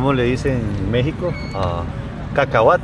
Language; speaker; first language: Spanish; native; Spanish